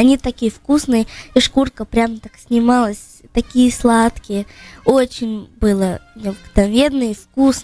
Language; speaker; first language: Russian; early bilingual, heritage; Russian